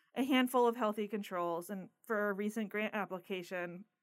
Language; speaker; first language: English; native; English